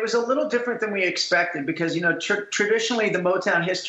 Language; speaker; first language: English; native; English